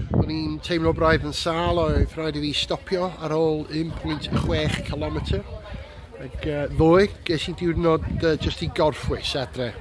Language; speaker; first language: Welsh; non-native, learner; English